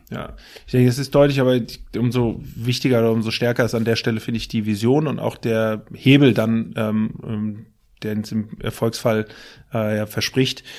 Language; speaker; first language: German; native; German